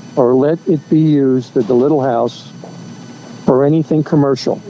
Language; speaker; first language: English; native; English